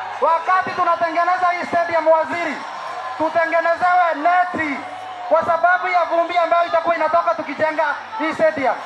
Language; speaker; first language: Swahili; non-native, local second language; Kikuyu